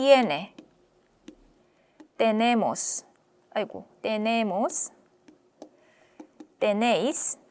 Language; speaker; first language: Spanish; non-native, fluent; Korean